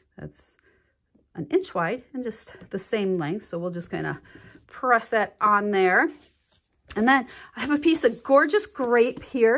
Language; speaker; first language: English; native; English